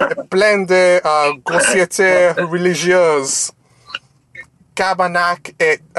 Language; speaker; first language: French; non-native, learner; English